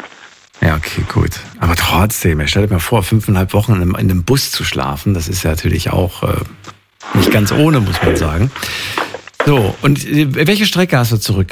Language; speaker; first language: German; native; German